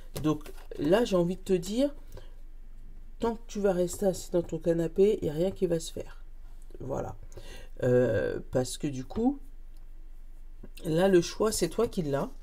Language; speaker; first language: French; native; French